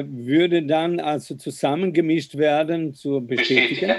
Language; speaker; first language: German; non-native, fluent; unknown